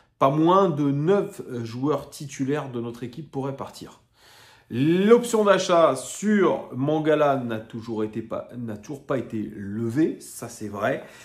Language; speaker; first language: French; native; French